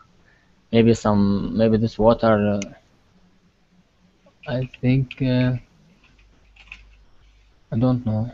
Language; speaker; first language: English; non-native, learner; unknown